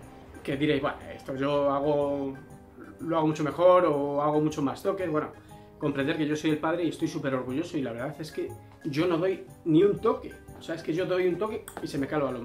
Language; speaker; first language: Spanish; native; Spanish